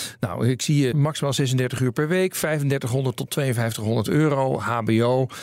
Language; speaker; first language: Dutch; native; Dutch